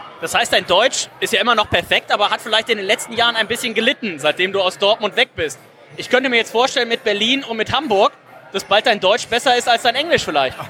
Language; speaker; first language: German; native; German